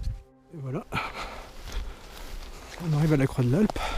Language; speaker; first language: French; native; French